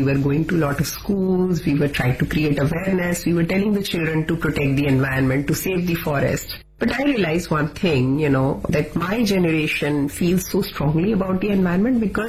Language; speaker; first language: English; non-native, local second language; Hindi